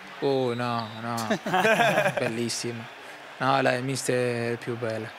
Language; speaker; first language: Italian; non-native, learner; Spanish